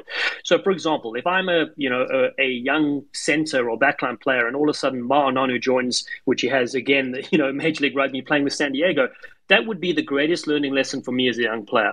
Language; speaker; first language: English; native; English